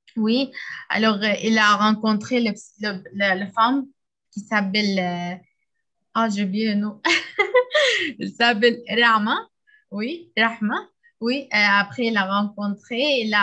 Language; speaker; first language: French; non-native, learner; Arabic